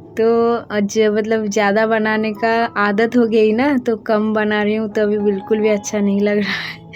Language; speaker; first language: Hindi; non-native, local second language; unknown